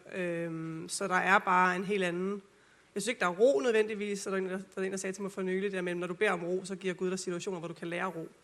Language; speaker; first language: Danish; native; Danish